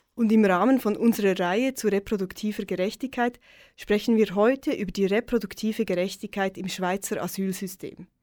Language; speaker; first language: German; native; German